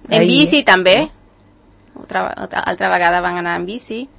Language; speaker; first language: Catalan; non-native, learner; Spanish